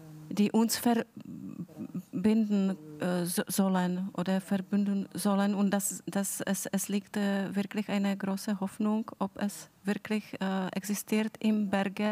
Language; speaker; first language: German; non-native, fluent; Czech